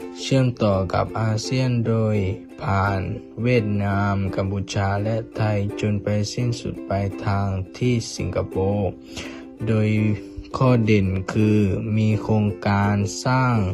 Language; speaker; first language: Thai; native; Thai